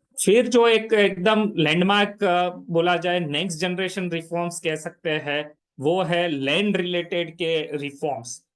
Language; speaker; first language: Hindi; non-native, local second language; Gujarati